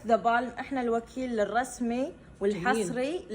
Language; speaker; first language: Arabic; native; Arabic